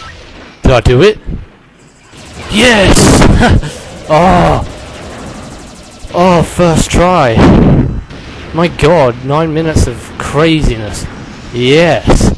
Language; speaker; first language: English; native; English